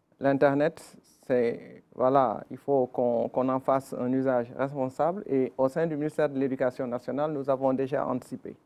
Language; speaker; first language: French; non-native, local second language; Wolof